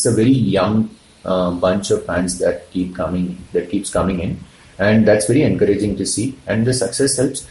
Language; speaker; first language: English; non-native, local second language; Malayalam